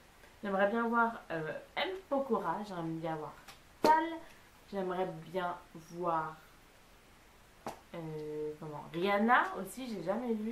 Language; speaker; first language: French; native; French